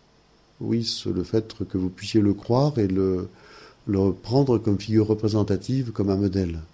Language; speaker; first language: French; native; French